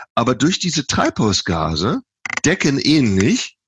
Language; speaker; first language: German; native; German